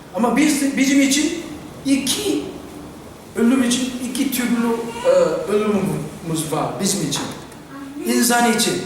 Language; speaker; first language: Turkish; non-native, fluent; Korean